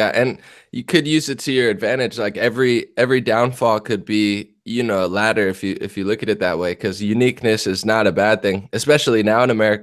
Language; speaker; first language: English; native; English